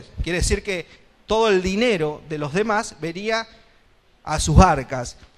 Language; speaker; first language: Spanish; native; Spanish